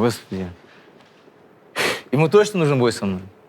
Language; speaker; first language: Russian; native; Russian